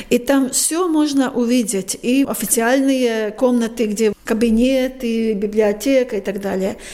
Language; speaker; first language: Russian; non-native, fluent; Latvian